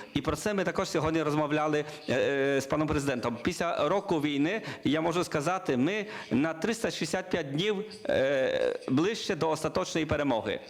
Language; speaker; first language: Ukrainian; non-native, learner; Polish